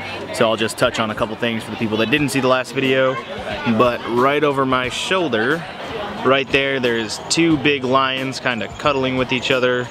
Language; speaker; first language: English; native; English